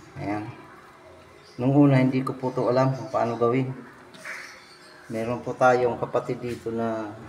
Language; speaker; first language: Filipino; non-native, local second language; Bikol